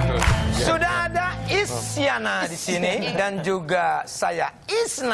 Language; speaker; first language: Indonesian; native; Indonesian